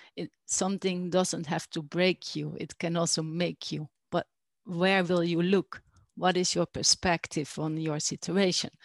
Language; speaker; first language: English; non-native, fluent; Dutch